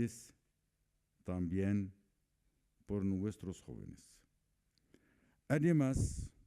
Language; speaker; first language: Spanish; non-native, fluent; Arabic